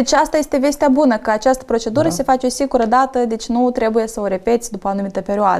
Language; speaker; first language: Romanian; native; Romanian